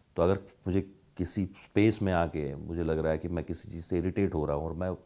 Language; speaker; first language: Hindi; native; Hindi